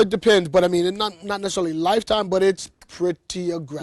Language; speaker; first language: English; native; English